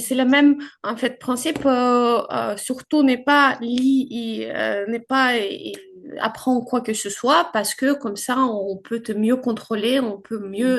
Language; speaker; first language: French; non-native, fluent; Ukrainian